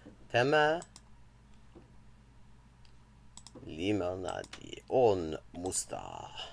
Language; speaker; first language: Finnish; non-native, learner; English